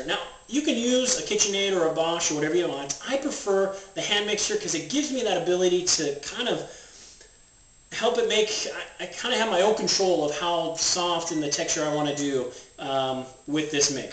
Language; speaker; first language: English; native; English